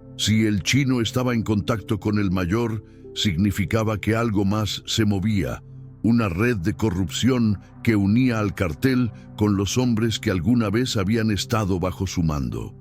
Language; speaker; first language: Spanish; native; Spanish